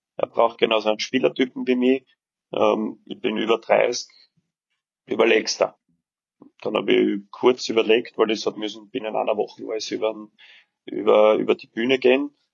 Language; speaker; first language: German; early bilingual, other home language; Serbian